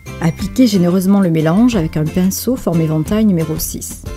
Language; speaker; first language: French; native; French